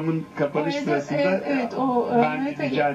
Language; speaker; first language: Turkish; native; Turkish